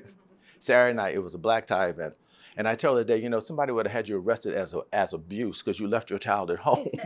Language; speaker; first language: English; native; English